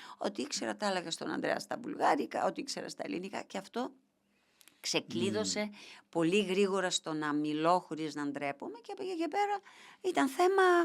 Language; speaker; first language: Greek; non-native, fluent; Bulgarian